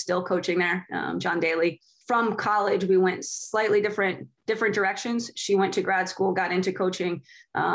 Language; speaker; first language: English; native; English